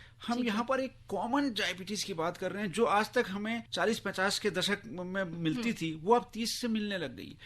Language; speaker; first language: Hindi; native; Hindi